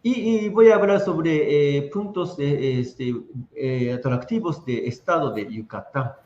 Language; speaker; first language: Spanish; non-native, fluent; Japanese